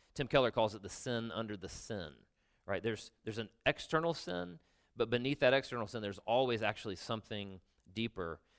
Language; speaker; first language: English; native; English